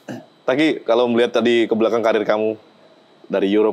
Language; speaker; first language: Indonesian; native; Indonesian